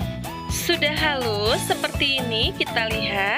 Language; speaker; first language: Indonesian; native; Indonesian